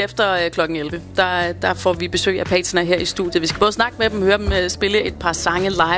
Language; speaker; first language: Danish; native; Danish